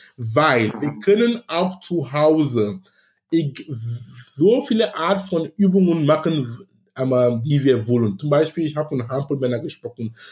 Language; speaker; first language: German; non-native, fluent; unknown